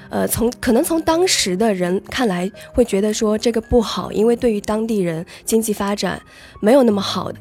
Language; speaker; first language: Chinese; native; Chinese